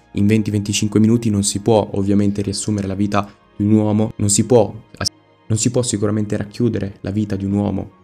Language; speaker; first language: Italian; native; Italian